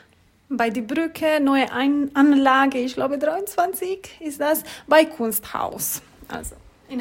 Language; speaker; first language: German; non-native, fluent; Romanian